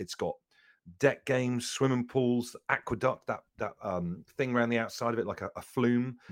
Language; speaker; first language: English; native; English